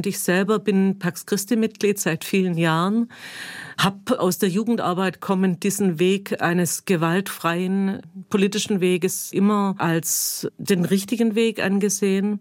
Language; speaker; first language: German; native; German